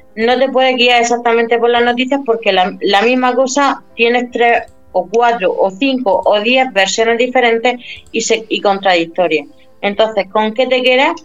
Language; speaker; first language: Spanish; native; Spanish